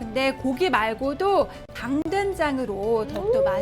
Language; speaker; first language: Korean; native; Korean